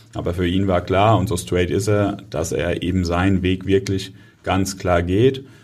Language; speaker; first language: German; native; German